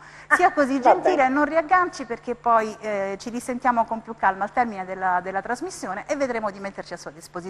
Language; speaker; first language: Italian; native; Italian